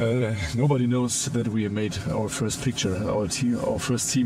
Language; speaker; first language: English; non-native, fluent; German